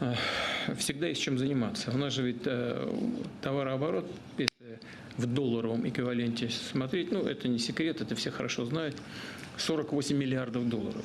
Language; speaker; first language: Russian; native; Russian